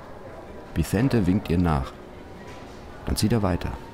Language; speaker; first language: German; native; German